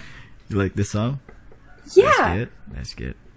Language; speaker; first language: English; non-native, fluent; Indonesian